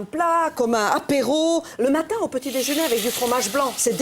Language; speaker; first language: French; native; French